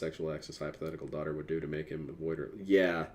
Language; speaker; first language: English; native; English